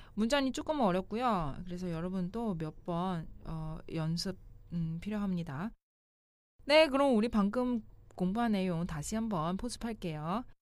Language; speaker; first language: Korean; non-native, fluent; Chinese